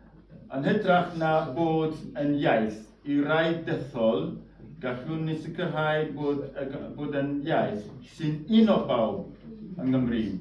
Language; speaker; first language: Welsh; non-native, fluent; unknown